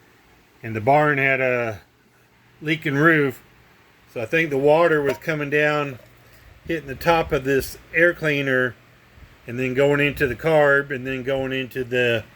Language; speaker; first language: English; native; English